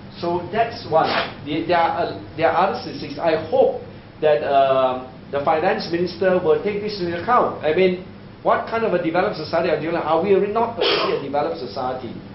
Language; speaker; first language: English; native; English